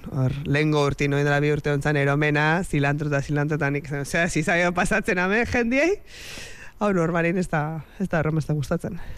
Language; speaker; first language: Basque; native; Basque